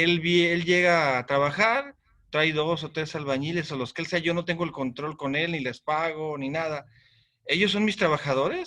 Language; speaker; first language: Spanish; native; Spanish